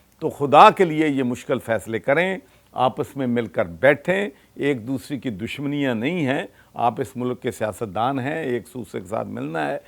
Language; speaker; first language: Urdu; non-native, local second language; Punjabi